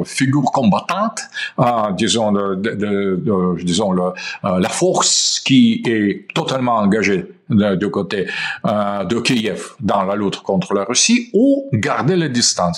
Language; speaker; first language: French; non-native, fluent; Russian